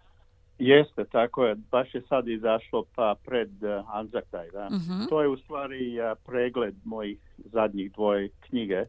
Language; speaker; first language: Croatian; early bilingual, heritage; Croatian